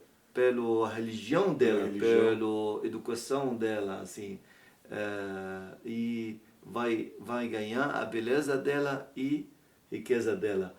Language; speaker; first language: Portuguese; non-native, learner; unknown